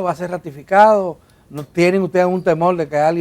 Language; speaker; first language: Spanish; native; Spanish